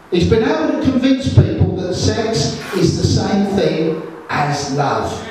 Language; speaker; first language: English; native; English